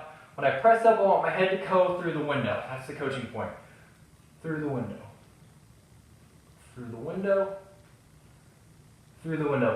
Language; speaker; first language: English; native; English